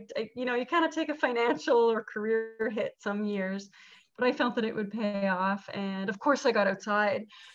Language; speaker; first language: English; native; English